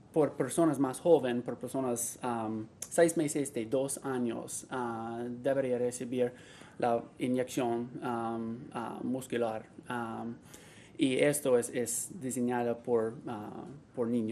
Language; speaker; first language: Spanish; non-native, learner; English